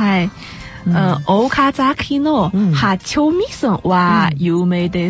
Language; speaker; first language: Japanese; non-native, learner; Chinese